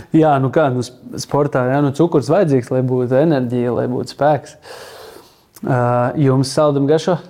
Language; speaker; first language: Latvian; native; Latvian